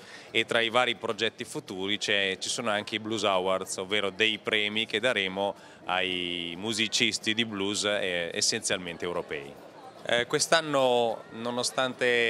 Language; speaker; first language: Italian; native; Italian